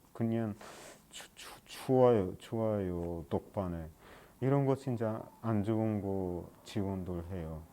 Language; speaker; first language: Korean; non-native, learner; Persian